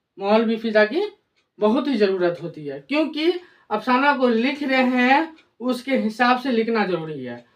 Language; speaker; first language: Hindi; native; Hindi